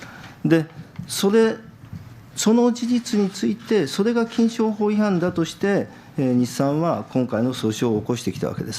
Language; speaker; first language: Japanese; native; Japanese